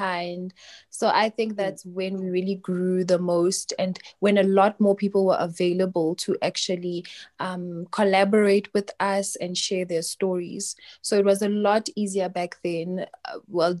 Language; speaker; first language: English; non-native, local second language; Tsonga